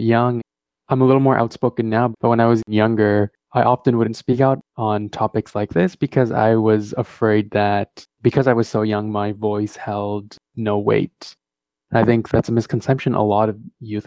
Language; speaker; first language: English; early bilingual, other home language; Tamil